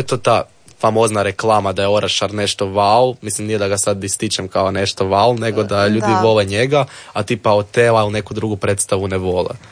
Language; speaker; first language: Serbian; native; Serbian